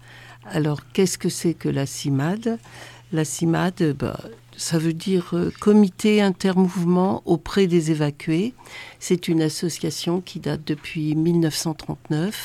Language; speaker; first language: French; native; French